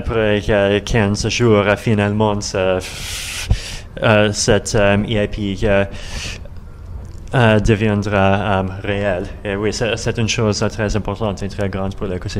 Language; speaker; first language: French; non-native, learner; Russian